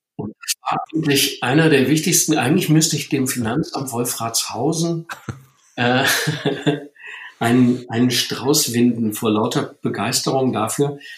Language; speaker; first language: German; native; German